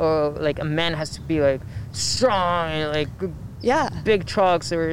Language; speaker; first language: English; non-native, fluent; Spanish